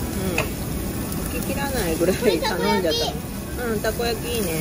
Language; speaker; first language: Japanese; native; Japanese